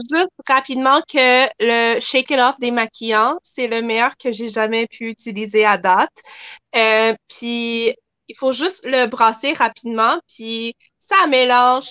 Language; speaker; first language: French; native; French